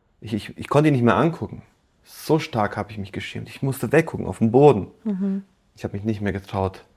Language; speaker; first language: German; native; German